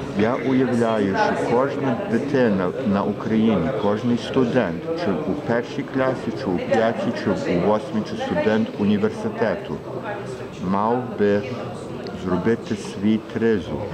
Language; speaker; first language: Ukrainian; early bilingual, heritage; Ukrainian